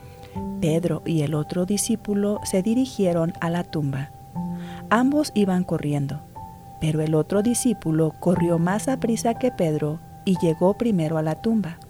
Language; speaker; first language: Spanish; native; Spanish